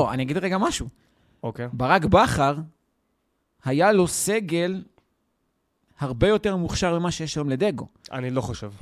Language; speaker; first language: Hebrew; native; Hebrew